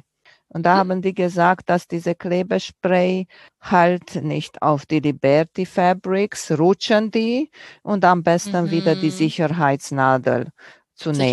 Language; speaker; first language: German; non-native, fluent; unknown